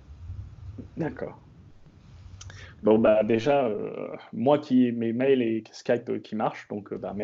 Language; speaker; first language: French; native; French